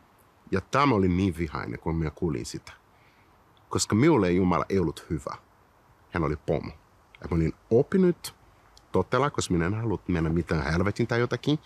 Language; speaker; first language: Finnish; non-native, fluent; Portuguese